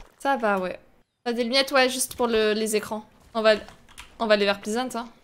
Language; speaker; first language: French; native; French